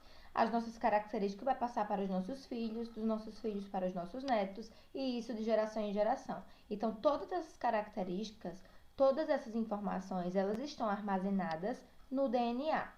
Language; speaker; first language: Portuguese; native; Portuguese